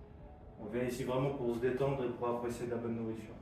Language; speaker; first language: French; native; French